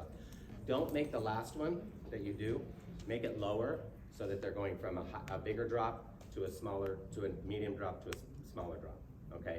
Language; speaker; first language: English; native; English